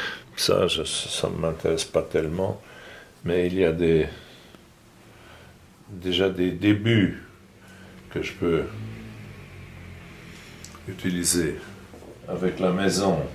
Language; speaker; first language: French; non-native, fluent; German